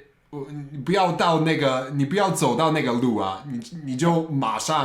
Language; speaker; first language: Chinese; non-native, fluent; English